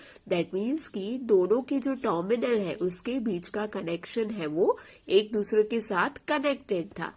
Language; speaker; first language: Hindi; non-native, local second language; Gujarati